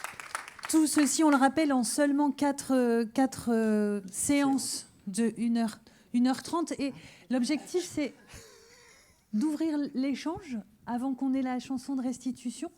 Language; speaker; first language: French; native; French